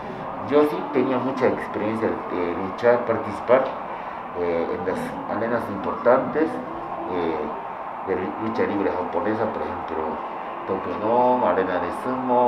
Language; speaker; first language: Spanish; non-native, fluent; Japanese